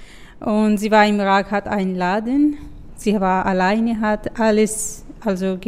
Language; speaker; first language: German; non-native, fluent; Kurdish